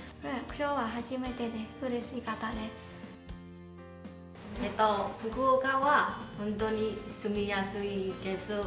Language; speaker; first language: Japanese; non-native, learner; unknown